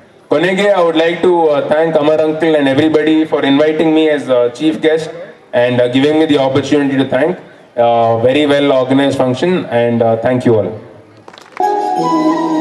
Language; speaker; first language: English; non-native, local second language; Kannada